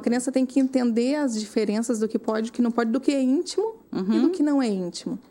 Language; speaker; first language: Portuguese; native; Portuguese